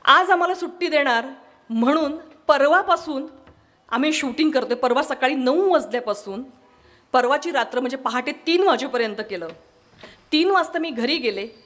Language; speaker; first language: Marathi; non-native, local second language; Kannada